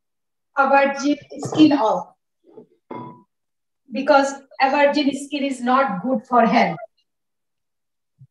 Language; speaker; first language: English; non-native, learner; Bangla